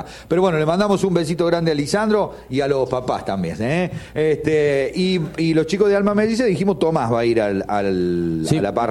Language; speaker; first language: Spanish; native; Spanish